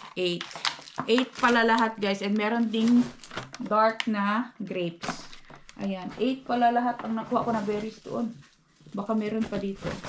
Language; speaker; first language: Filipino; non-native, local second language; Cebuano